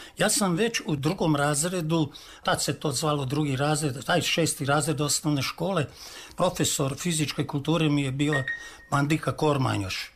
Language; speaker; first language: Serbian; native; Serbian